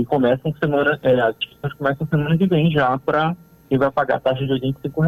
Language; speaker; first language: Portuguese; native; Portuguese